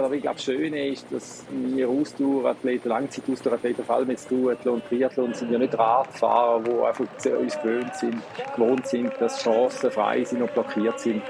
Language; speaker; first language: German; native; German